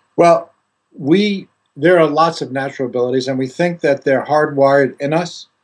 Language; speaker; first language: English; non-native, fluent; Greek